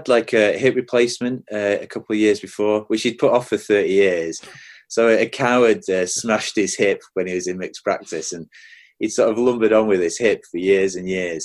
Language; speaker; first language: English; native; English